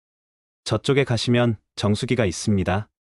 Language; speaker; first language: Korean; native; Korean